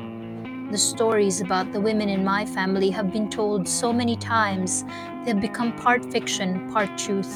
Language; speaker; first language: English; non-native, local second language; Filipino